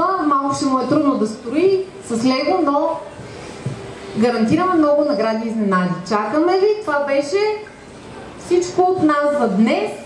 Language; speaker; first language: Bulgarian; native; Bulgarian